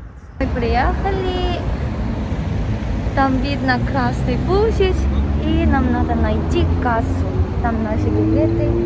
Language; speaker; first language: Russian; non-native, learner; Korean